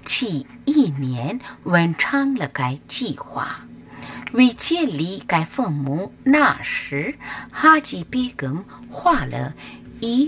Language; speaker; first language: Chinese; non-native, fluent; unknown